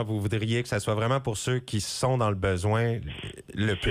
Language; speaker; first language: French; native; French